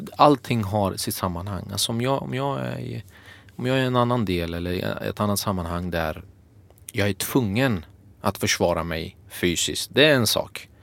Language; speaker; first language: Swedish; early bilingual, other home language; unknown